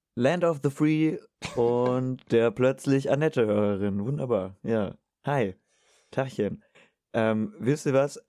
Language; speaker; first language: German; native; German